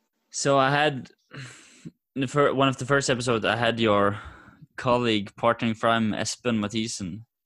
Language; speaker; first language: English; non-native, fluent; Norwegian